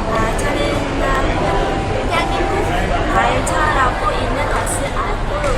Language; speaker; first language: Korean; non-native, learner; Vietnamese